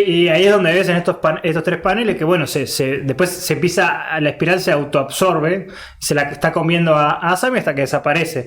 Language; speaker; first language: Spanish; native; Spanish